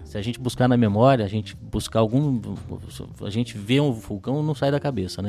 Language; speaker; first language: Portuguese; native; Portuguese